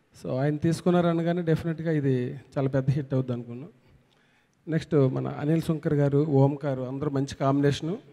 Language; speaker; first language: Telugu; native; Telugu